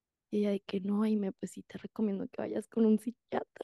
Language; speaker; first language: Spanish; early bilingual, heritage; Spanish